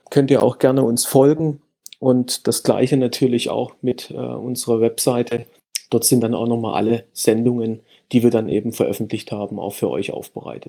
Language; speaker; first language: German; native; German